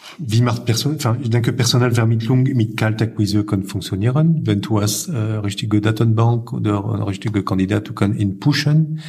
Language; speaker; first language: German; non-native, fluent; French